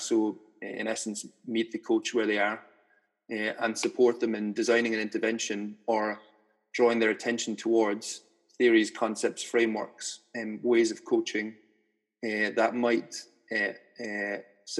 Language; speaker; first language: English; native; English